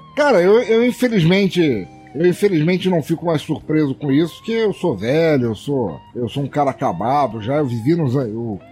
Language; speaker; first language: Portuguese; native; Portuguese